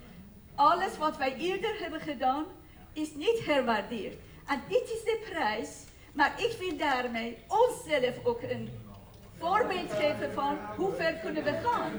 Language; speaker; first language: Dutch; non-native, fluent; Persian